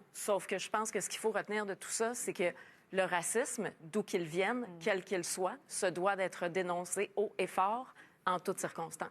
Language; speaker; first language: French; native; French